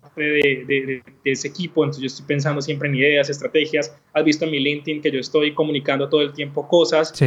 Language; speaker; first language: Spanish; native; Spanish